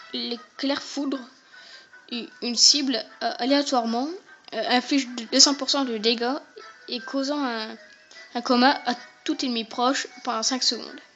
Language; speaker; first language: French; native; French